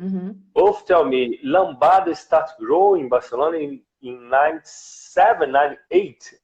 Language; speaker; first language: English; non-native, learner; Portuguese